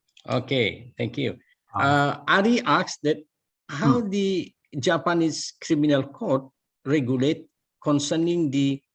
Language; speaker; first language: English; non-native, learner; Indonesian